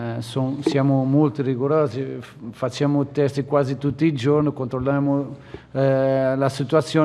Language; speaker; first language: Italian; non-native, fluent; Portuguese